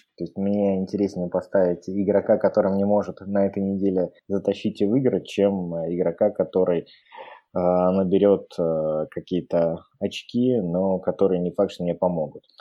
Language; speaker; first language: Russian; native; Russian